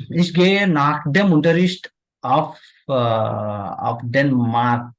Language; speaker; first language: German; non-native, fluent; Tamil